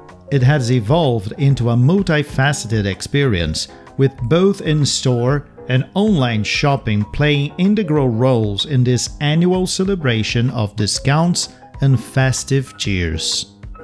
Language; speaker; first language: English; non-native, fluent; Portuguese